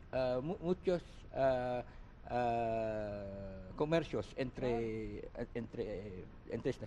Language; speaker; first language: Spanish; non-native, learner; Filipino